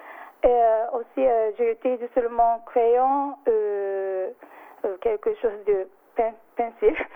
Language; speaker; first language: French; non-native, learner; Japanese